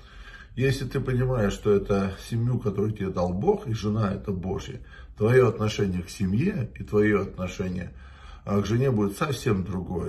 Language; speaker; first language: Russian; native; Russian